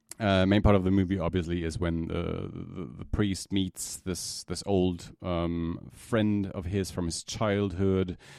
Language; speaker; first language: English; non-native, fluent; German